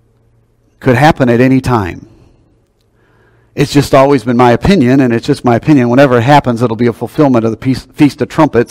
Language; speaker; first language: English; native; English